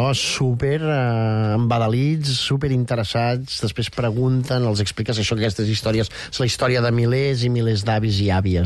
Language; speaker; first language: Catalan; native; Catalan